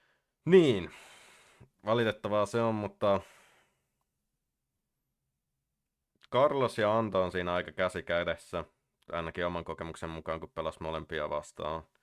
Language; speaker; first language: Finnish; native; Finnish